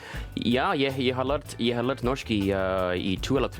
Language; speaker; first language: Norwegian; non-native, learner; English